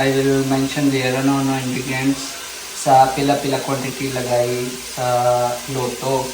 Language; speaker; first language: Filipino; non-native, learner; Hindi